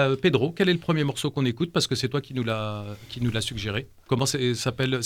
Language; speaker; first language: French; native; French